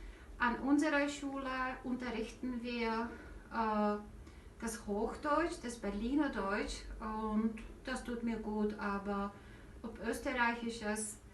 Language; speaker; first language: German; non-native, fluent; Czech